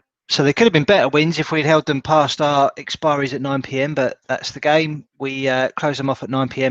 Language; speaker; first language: English; native; English